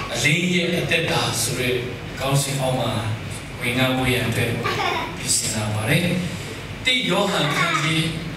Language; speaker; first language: Burmese; non-native, local second language; Lahu